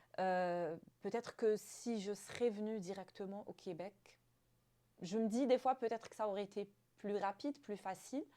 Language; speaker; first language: French; non-native, local second language; Arabic